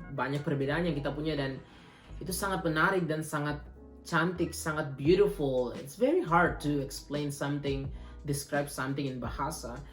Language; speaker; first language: Indonesian; native; Indonesian